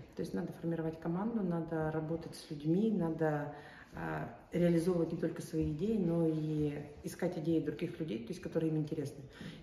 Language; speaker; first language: Russian; native; Russian